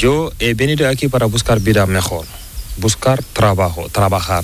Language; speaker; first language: Spanish; non-native, learner; Fula